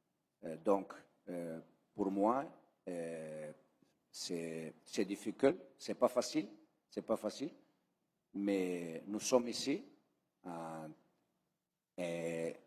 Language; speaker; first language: French; non-native, learner; Italian